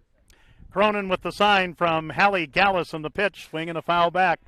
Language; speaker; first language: English; native; English